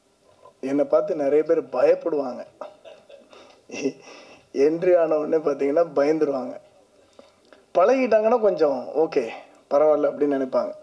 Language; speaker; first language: Tamil; native; Tamil